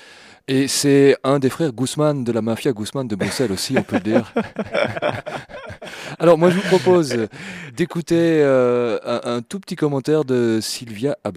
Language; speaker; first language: French; native; French